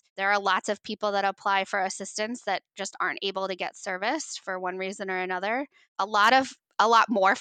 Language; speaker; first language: English; native; English